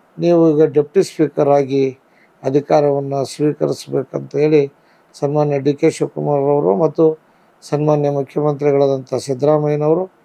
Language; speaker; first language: Kannada; non-native, local second language; Lambadi